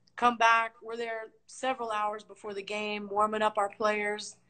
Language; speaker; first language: English; native; English